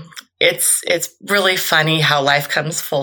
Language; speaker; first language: English; native; English